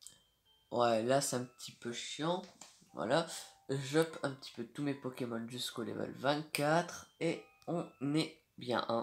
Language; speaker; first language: French; native; French